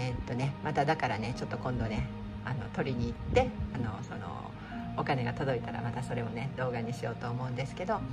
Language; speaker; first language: Japanese; native; Japanese